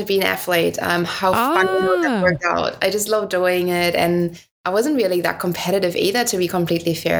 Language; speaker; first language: English; non-native, fluent; German